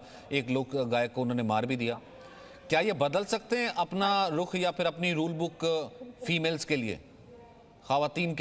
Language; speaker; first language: Hindi; native; Hindi